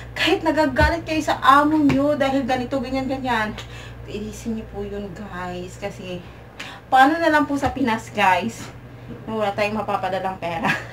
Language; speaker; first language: Filipino; non-native, local second language; Cebuano